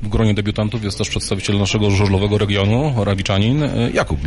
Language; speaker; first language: Polish; native; Polish